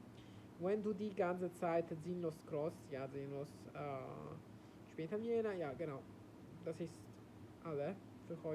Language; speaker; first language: German; non-native, learner; Italian